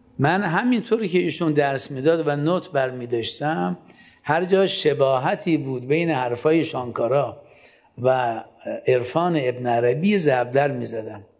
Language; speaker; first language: Persian; native; Persian